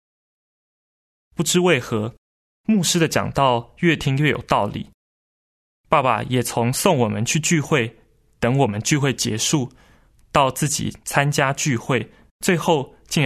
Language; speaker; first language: Chinese; native; Chinese